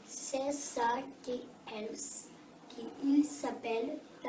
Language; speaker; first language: French; non-native, learner; Portuguese